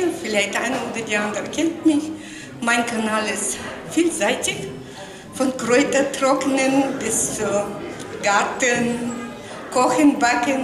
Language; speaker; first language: German; non-native, fluent; Russian